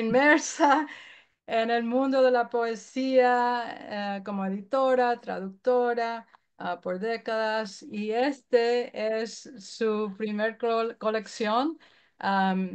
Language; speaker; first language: Spanish; early bilingual, heritage; Spanish